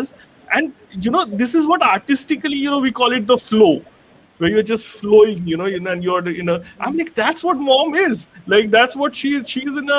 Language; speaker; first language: English; non-native, local second language; Bangla